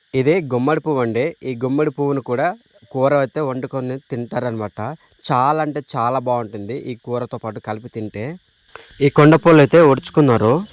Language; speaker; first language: Telugu; native; Telugu